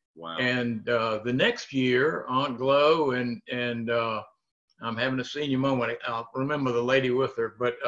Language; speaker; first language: English; native; English